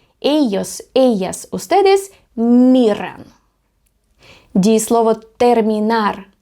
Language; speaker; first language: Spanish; non-native, fluent; Ukrainian